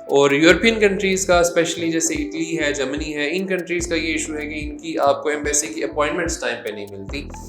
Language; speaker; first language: Urdu; non-native, local second language; Pahari-Potwari